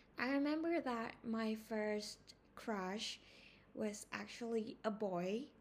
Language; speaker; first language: English; non-native, fluent; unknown